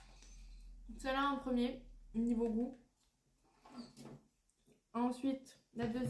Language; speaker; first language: French; native; French